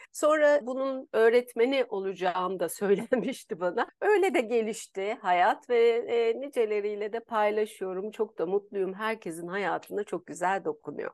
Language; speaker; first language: Turkish; native; Turkish